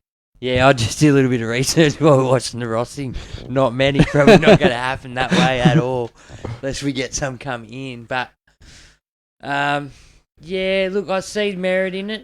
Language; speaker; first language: English; native; English